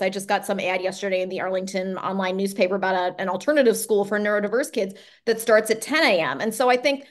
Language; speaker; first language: English; native; English